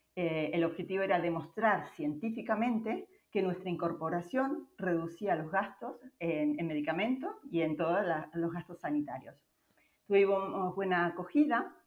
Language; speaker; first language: Spanish; native; Spanish